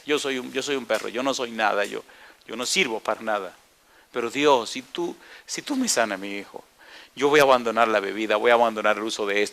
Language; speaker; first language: Spanish; native; Spanish